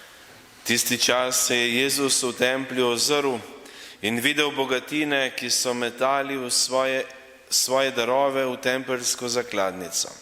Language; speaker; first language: Slovenian; native; Slovenian